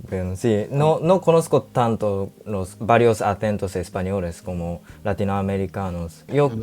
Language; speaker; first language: Spanish; non-native, learner; Japanese